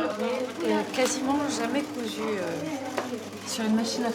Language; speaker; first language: French; native; French